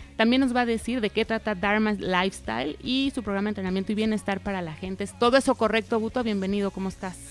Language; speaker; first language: Spanish; native; Spanish